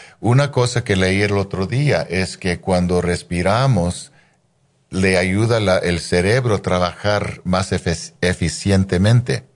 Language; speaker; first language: Spanish; non-native, fluent; English